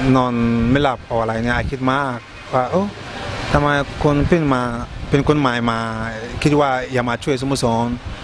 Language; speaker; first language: Thai; non-native, learner; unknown